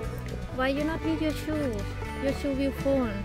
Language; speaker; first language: English; non-native, learner; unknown